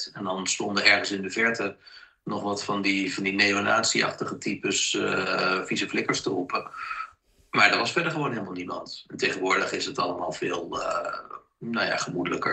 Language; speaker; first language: Dutch; native; Dutch